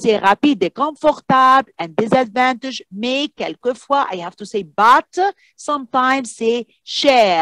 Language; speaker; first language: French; non-native, fluent; Arabic